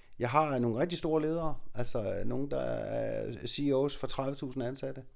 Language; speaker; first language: Danish; native; Danish